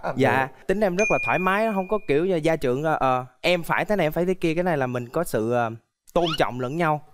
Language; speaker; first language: Vietnamese; native; Vietnamese